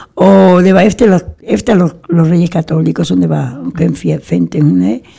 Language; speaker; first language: Danish; non-native, fluent; Spanish